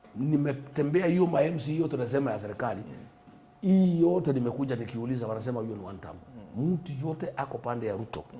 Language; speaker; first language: Swahili; non-native, local second language; Kikuyu